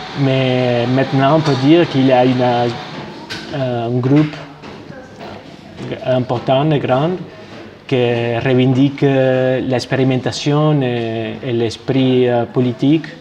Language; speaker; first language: French; non-native, fluent; Spanish